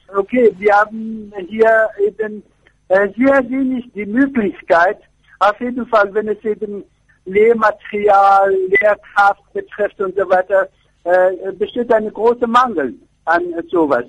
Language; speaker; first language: German; non-native, fluent; Persian